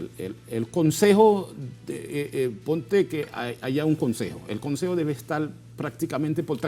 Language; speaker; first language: Spanish; non-native, fluent; Haitian Creole